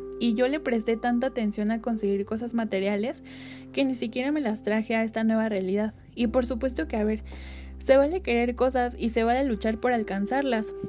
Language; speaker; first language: Spanish; native; Spanish